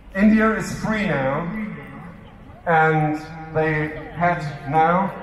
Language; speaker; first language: English; non-native, fluent; German